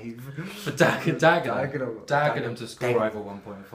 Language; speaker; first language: English; native; English